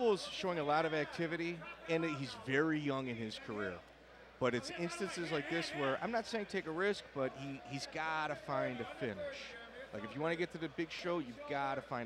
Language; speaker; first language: English; native; English